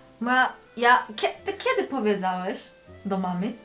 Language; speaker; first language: Polish; non-native, learner; Korean